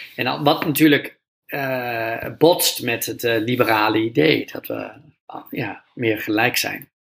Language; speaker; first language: Dutch; native; Dutch